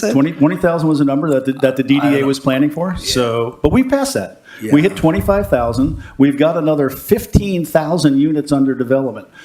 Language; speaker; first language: English; native; English